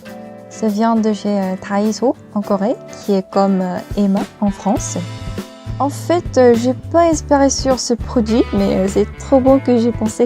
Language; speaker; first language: French; non-native, learner; Korean